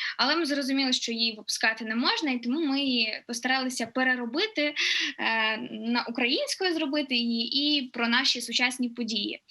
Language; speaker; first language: Ukrainian; non-native, local second language; Russian